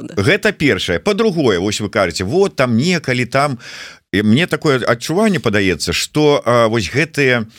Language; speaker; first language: Belarusian; non-native, local second language; Russian